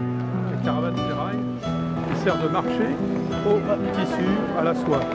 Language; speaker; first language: French; native; French